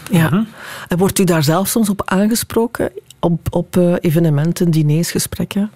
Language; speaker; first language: Dutch; native; Dutch